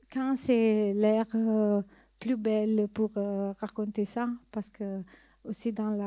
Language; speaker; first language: French; non-native, learner; Italian